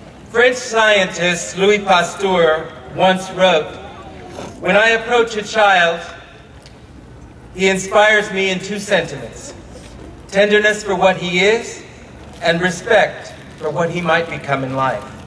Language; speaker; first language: English; native; English